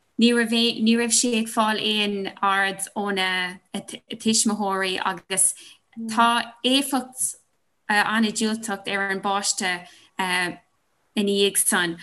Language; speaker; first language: Irish; non-native, local second language; English